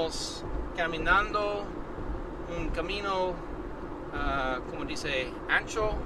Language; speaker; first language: Spanish; non-native, learner; English